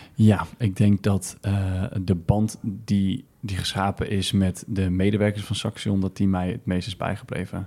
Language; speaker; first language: Dutch; early bilingual, other home language; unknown